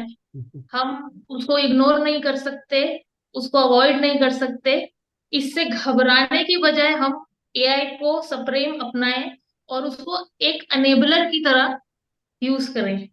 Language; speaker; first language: Hindi; native; Hindi